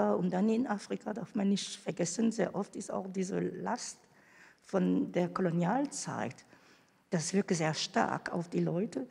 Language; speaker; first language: German; non-native, fluent; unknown